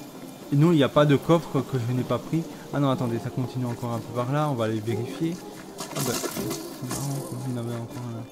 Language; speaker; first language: French; native; French